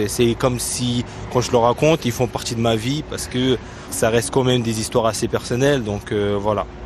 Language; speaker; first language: French; non-native, fluent; Tibetan